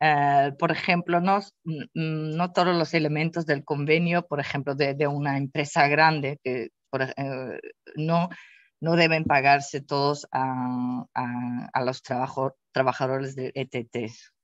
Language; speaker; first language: Spanish; non-native, fluent; Dutch